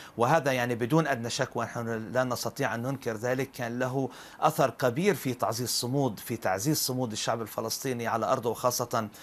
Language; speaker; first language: Arabic; native; Arabic